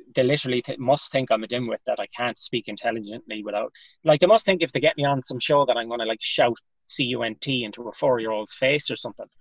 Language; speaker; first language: English; native; English